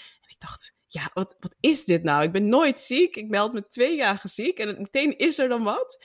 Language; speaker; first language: Dutch; native; Dutch